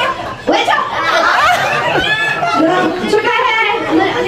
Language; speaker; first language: Korean; non-native, learner; Filipino